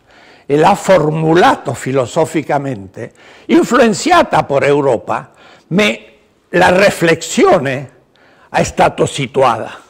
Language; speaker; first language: Italian; non-native, learner; Spanish